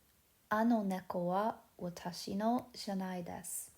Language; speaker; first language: Japanese; non-native, fluent; English